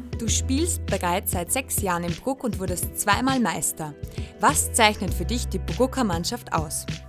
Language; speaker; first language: German; native; German